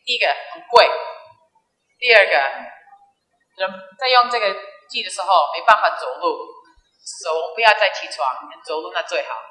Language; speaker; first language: Chinese; early bilingual, heritage; Chinese